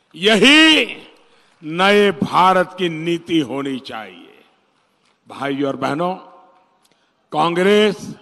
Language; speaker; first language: Hindi; non-native, local second language; Gujarati